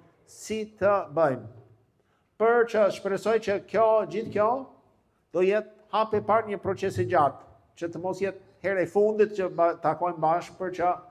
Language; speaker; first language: Albanian; non-native, fluent; English